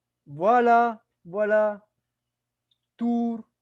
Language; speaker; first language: French; non-native, fluent; Spanish